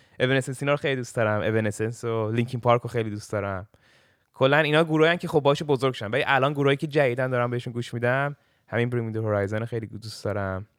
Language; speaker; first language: Persian; early bilingual, heritage; Persian